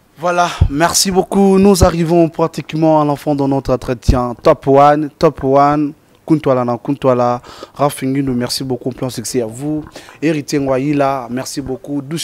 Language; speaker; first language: French; non-native, local second language; Lingala